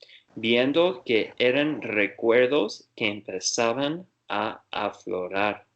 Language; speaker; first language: Spanish; non-native, learner; English